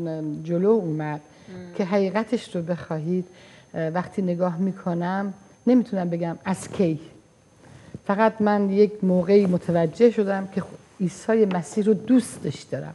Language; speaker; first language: Persian; non-native, fluent; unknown